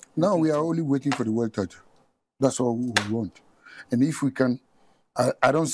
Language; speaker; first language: English; non-native, local second language; Ga